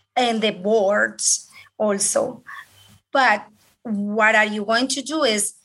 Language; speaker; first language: English; non-native, fluent; Spanish